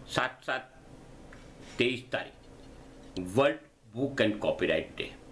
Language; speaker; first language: Hindi; non-native, local second language; Gujarati